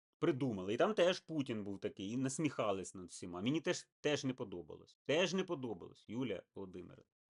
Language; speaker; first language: Ukrainian; native; Ukrainian